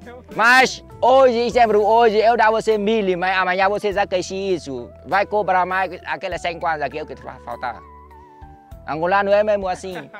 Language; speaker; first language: Portuguese; non-native, learner; Vietnamese